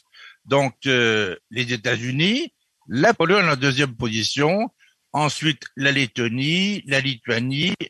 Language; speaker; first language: French; native; French